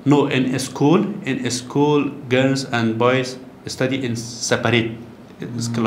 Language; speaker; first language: English; non-native, learner; Persian